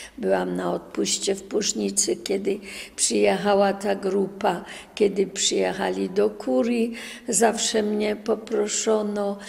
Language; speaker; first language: Polish; native; Polish